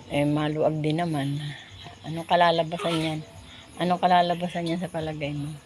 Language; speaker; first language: Filipino; native; Filipino